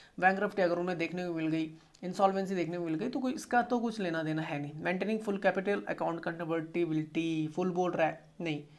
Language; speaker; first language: Hindi; native; Hindi